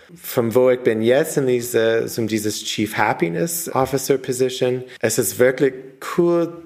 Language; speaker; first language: German; non-native, learner; English